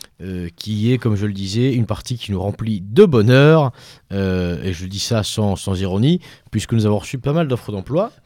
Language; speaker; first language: French; native; French